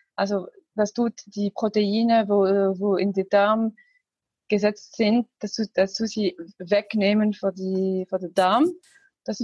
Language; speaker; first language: German; non-native, learner; Arabic